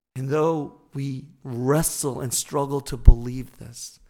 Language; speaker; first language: English; native; English